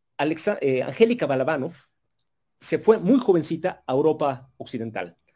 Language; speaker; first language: Spanish; native; Spanish